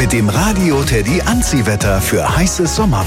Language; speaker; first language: German; native; German